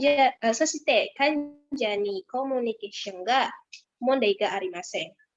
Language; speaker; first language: Japanese; non-native, learner; Indonesian